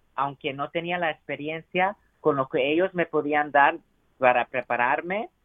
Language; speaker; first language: Spanish; early bilingual, heritage; Spanish